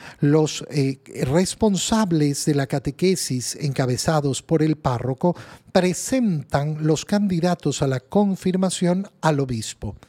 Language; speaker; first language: Spanish; native; Spanish